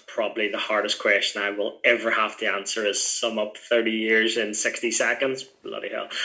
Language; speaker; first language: English; native; English